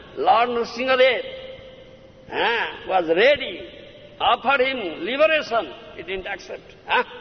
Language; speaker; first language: English; non-native, local second language; Odia